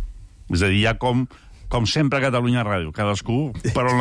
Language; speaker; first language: Catalan; native; Catalan